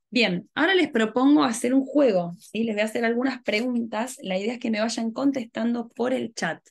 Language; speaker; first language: Spanish; native; Spanish